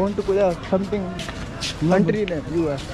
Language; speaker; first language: English; non-native, learner; Urdu